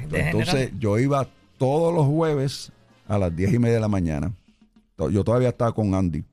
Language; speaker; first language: Spanish; early bilingual, heritage; Spanish